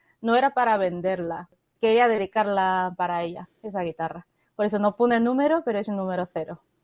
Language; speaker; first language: Spanish; non-native, fluent; Korean